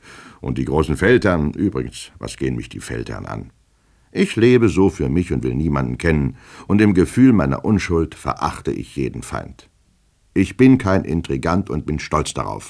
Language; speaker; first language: German; native; German